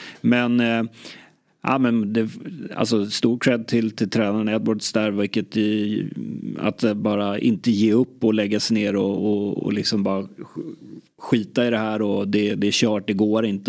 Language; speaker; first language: Swedish; native; Swedish